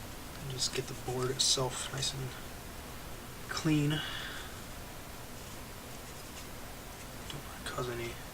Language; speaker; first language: English; native; English